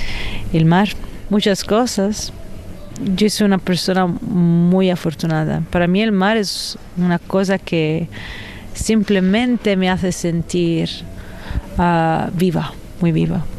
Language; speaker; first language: Spanish; non-native, fluent; Italian